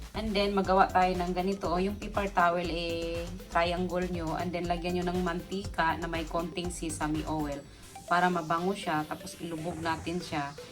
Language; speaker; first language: Filipino; non-native, local second language; Cebuano